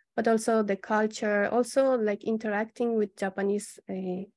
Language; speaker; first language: English; non-native, fluent; Spanish